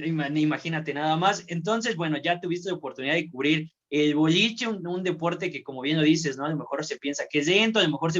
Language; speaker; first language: Spanish; native; Spanish